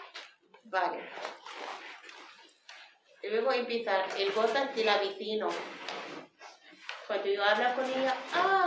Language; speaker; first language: Spanish; non-native, learner; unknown